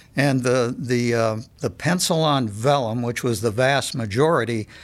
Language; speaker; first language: English; native; English